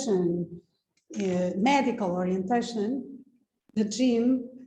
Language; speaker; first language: English; non-native, fluent; Portuguese